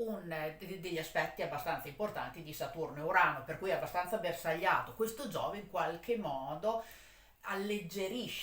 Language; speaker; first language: Italian; native; Italian